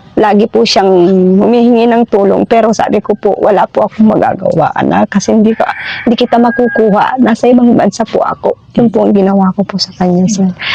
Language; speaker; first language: Filipino; non-native, local second language; Iloko